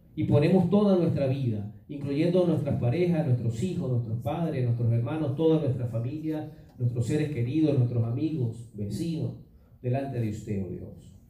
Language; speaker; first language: Spanish; native; Spanish